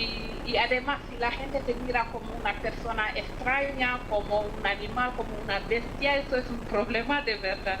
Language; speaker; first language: Spanish; non-native, fluent; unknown